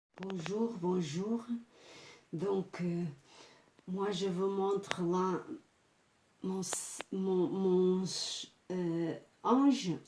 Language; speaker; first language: French; non-native, fluent; Portuguese